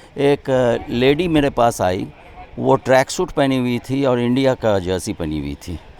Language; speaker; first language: Hindi; native; Hindi